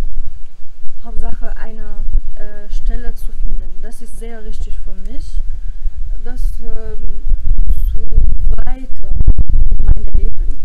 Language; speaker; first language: German; non-native, learner; Arabic